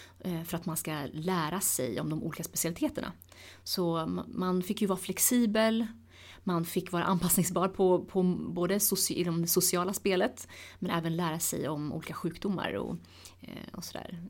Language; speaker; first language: Swedish; early bilingual, other home language; Tigrinya